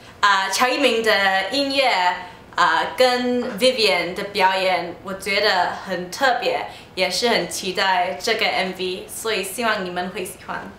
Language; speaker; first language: Chinese; early bilingual, heritage; English